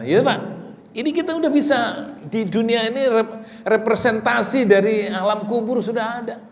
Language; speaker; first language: Indonesian; native; Indonesian